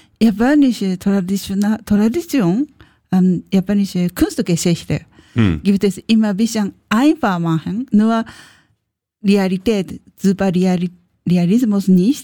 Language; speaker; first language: German; non-native, learner; Japanese